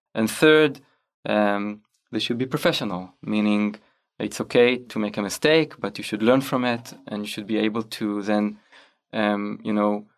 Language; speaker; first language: English; non-native, fluent; Hebrew